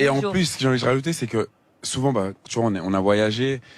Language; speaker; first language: French; native; French